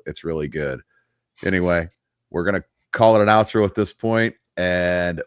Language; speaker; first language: English; native; English